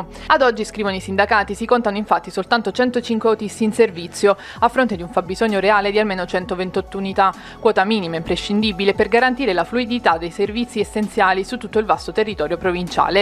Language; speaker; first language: Italian; native; Italian